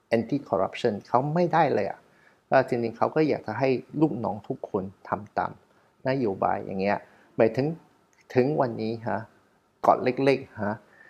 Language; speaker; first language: Thai; non-native, fluent; Chinese